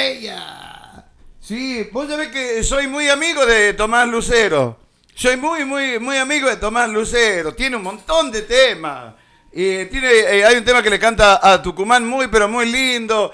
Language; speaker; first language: Spanish; native; Spanish